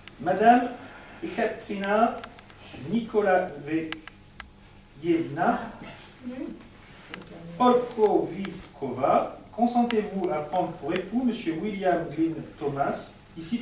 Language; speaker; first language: French; native; French